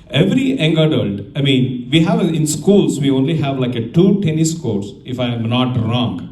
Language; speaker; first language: English; non-native, local second language; Telugu